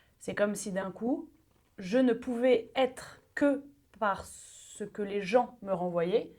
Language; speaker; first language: French; early bilingual, other home language; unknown